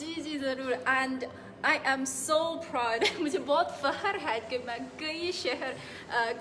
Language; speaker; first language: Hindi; non-native, fluent; Chinese